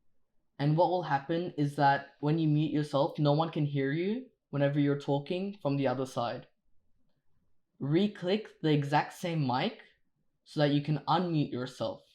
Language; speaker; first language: English; native; English